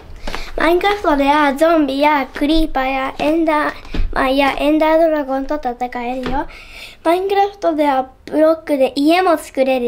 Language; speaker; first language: Japanese; native; Japanese